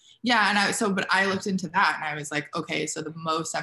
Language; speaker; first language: English; native; English